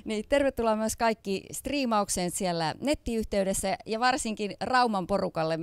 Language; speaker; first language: Finnish; native; Finnish